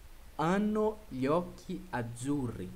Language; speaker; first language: Italian; non-native, fluent; Portuguese